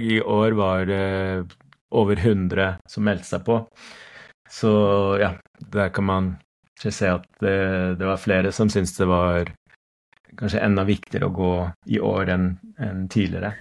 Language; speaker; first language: Norwegian; non-native, fluent; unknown